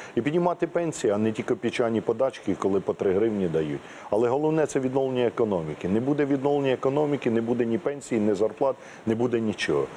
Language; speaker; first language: Ukrainian; native; Ukrainian